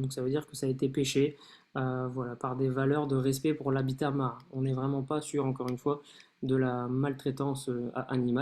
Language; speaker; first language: French; native; French